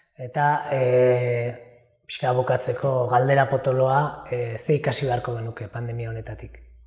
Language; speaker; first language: Basque; native; Basque